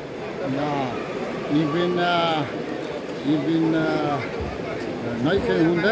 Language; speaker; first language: German; non-native, learner; Albanian